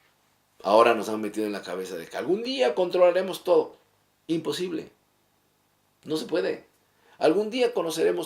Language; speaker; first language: Spanish; native; Spanish